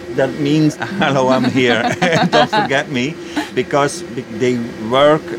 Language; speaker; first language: English; non-native, fluent; Dutch